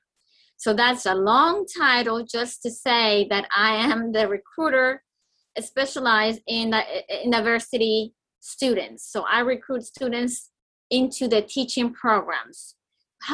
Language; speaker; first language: English; non-native, fluent; Spanish